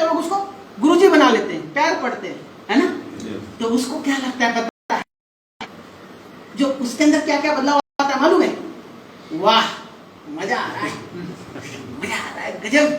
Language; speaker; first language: Hindi; non-native, local second language; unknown